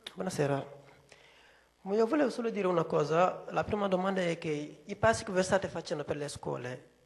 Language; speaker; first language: Italian; non-native, fluent; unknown